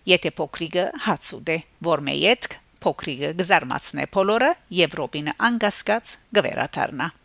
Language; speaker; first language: Armenian; early bilingual, heritage; Armenian